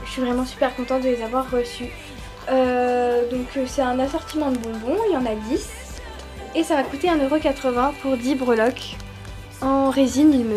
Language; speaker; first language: French; native; French